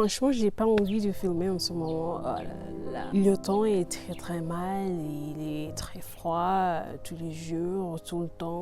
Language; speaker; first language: French; non-native, learner; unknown